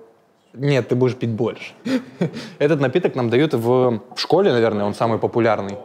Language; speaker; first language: Russian; native; Russian